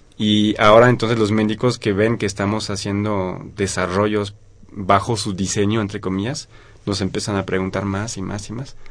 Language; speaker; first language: Spanish; non-native, fluent; French